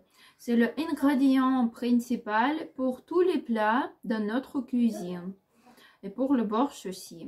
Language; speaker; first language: French; non-native, learner; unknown